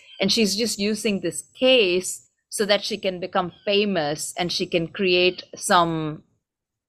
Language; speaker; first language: English; non-native, local second language; Tamil